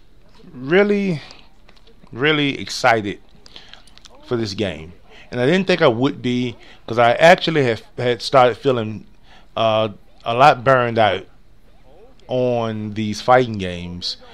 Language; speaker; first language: English; native; English